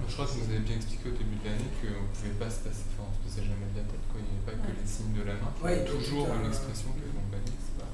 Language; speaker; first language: French; native; French